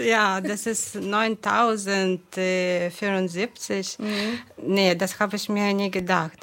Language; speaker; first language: German; non-native, fluent; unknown